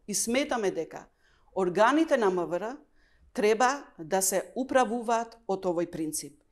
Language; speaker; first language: Macedonian; non-native, local second language; Albanian